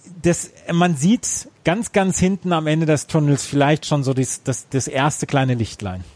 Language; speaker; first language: German; native; German